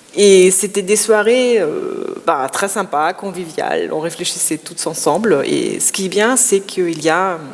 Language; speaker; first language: French; non-native, fluent; German